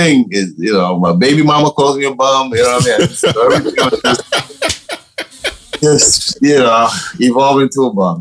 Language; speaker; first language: English; non-native, fluent; Spanish